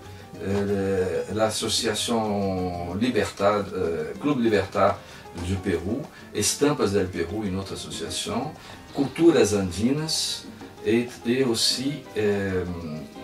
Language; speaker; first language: French; non-native, fluent; Spanish